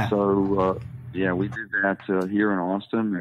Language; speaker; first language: English; native; English